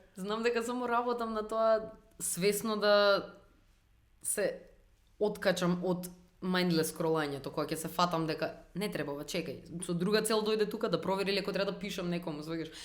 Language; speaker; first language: Macedonian; native; Macedonian